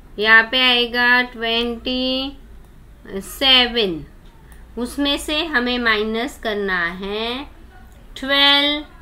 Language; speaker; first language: Hindi; non-native, local second language; Marathi